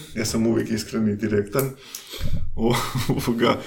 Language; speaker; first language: Croatian; non-native, fluent; Spanish